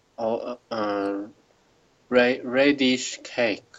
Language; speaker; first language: English; non-native, learner; Chinese